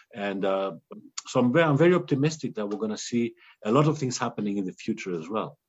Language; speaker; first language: English; non-native, fluent; Greek